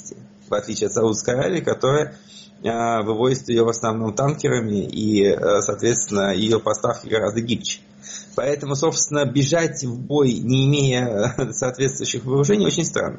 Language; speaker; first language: Russian; native; Russian